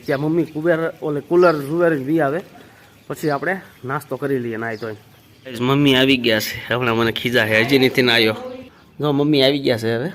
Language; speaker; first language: Gujarati; native; Gujarati